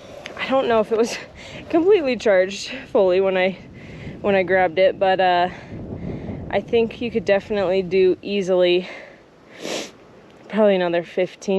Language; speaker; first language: English; native; English